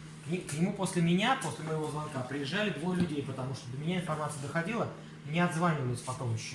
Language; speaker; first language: Russian; native; Russian